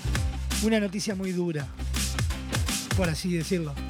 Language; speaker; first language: Spanish; native; Spanish